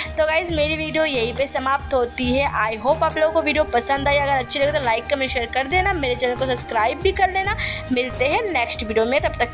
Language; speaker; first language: Hindi; non-native, local second language; Bangla